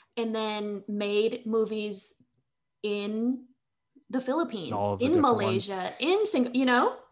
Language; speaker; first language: English; early bilingual, other home language; Vietnamese